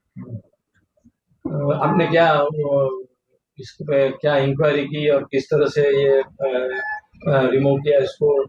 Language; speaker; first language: Hindi; non-native, local second language; Gujarati